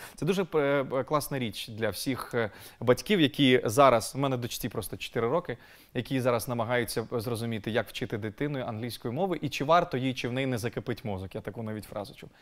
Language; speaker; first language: Ukrainian; native; Ukrainian